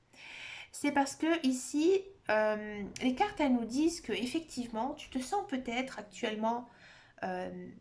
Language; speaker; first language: French; native; French